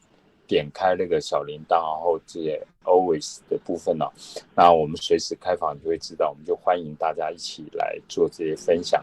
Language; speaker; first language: Chinese; native; Chinese